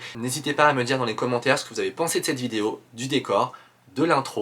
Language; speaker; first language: French; native; French